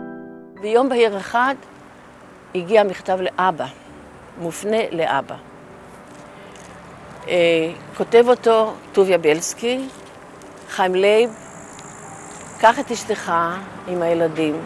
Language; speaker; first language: Hebrew; non-native, fluent; Yiddish